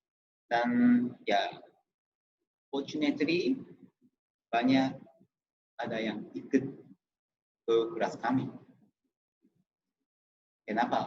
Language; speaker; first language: Indonesian; non-native, fluent; Japanese